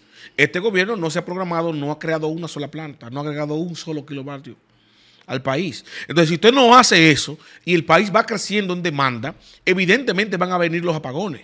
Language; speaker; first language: Spanish; native; Spanish